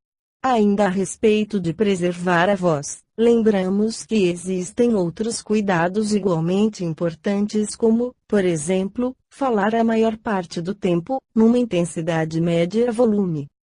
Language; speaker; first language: Portuguese; native; Portuguese